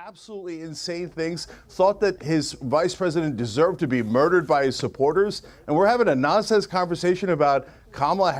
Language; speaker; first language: English; native; English